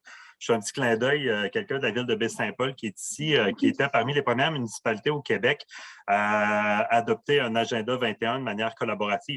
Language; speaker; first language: French; native; French